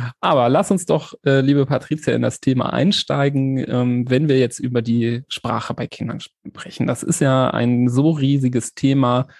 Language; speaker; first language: German; native; German